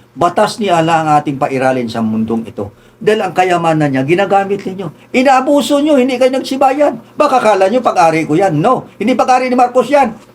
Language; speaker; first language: Filipino; non-native, local second language; Tausug